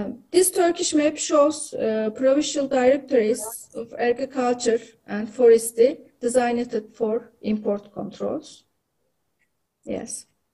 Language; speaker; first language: English; non-native, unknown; Turkish